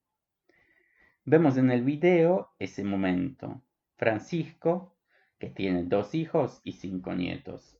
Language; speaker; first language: Spanish; non-native, fluent; Polish